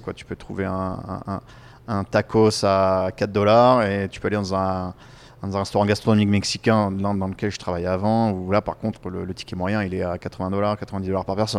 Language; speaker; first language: French; native; French